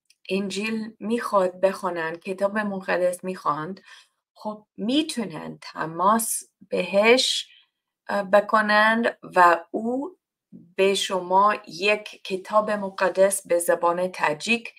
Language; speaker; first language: Persian; non-native, learner; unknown